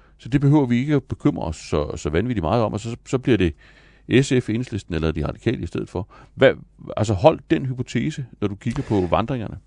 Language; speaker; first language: Danish; native; Danish